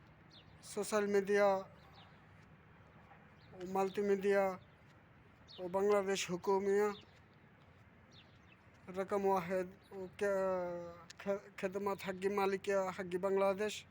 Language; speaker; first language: Arabic; non-native, learner; Bangla